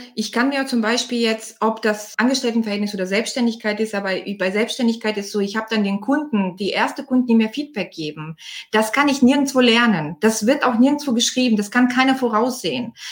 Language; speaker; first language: German; non-native, fluent; Bulgarian